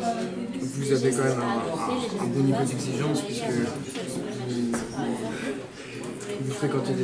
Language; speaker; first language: French; native; French